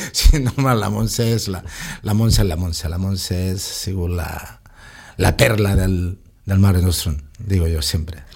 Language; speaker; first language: Catalan; non-native, local second language; Spanish